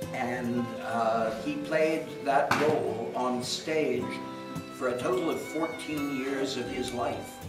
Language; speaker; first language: English; native; English